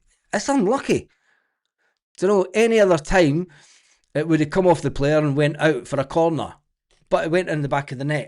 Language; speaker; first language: English; native; English